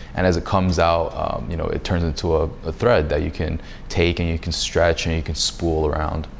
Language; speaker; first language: English; native; English